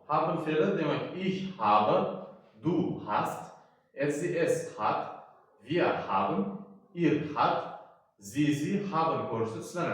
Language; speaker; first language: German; non-native, fluent; Uzbek